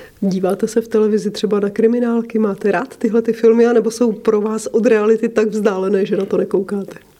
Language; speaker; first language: Czech; native; Czech